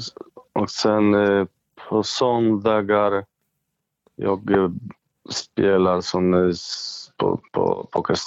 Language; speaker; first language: Swedish; non-native, fluent; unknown